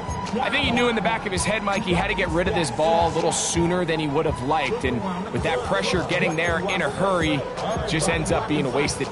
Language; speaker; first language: English; native; English